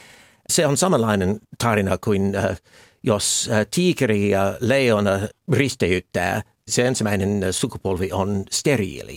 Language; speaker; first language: Finnish; non-native, fluent; English